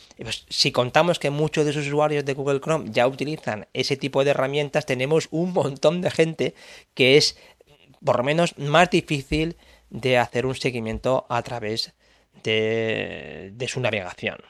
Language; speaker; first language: Spanish; native; Spanish